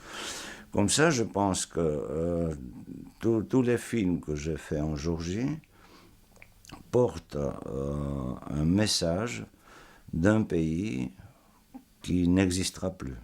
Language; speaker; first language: French; non-native, fluent; Georgian